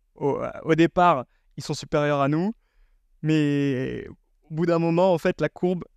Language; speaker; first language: French; native; French